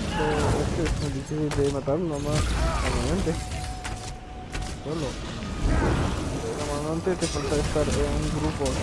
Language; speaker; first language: Spanish; non-native, learner; French